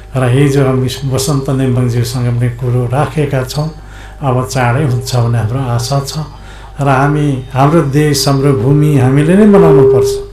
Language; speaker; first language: Nepali; non-native, local second language; Limbu